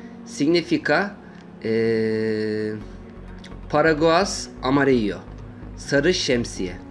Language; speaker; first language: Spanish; non-native, fluent; Turkish